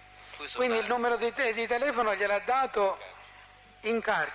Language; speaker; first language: Italian; native; Italian